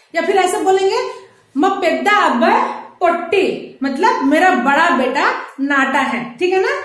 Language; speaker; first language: Hindi; non-native, local second language; Telugu